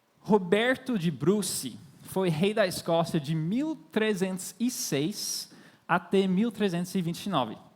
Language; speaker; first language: Portuguese; non-native, fluent; English